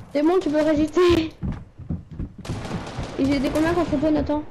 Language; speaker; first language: French; native; French